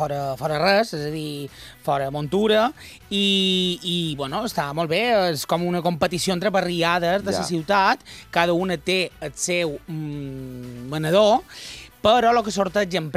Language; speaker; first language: Catalan; native; Catalan